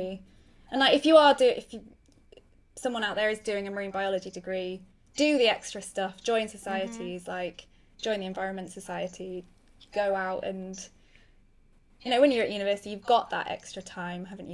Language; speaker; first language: English; native; English